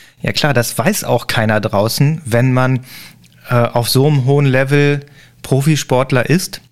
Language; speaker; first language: German; native; German